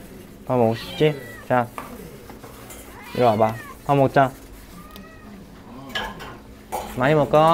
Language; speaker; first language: Korean; non-native, learner; Chinese